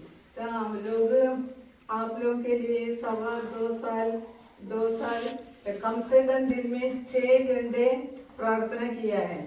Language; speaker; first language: Hindi; non-native, local second language; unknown